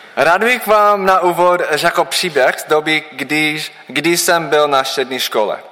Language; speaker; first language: Czech; non-native, learner; English